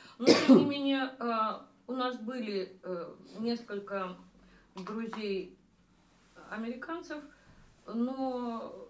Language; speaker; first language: Russian; native; Russian